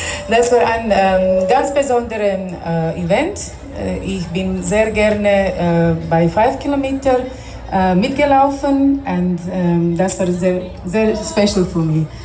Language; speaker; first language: German; non-native, learner; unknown